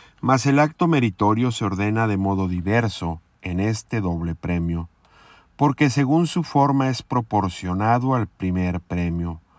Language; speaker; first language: Spanish; native; Spanish